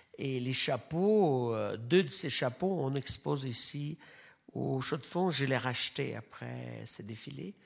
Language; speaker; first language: French; non-native, fluent; Russian